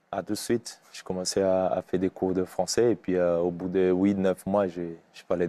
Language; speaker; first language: French; non-native, fluent; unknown